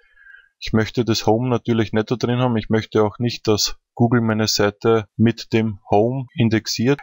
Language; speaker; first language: German; native; German